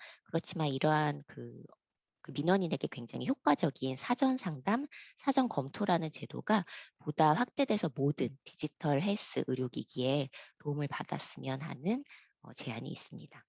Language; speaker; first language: Korean; native; Korean